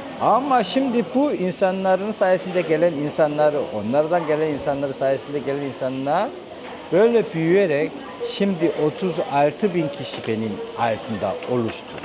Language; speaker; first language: Turkish; non-native, fluent; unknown